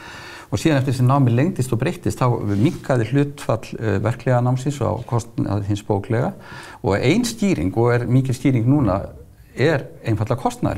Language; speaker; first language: Icelandic; native; Icelandic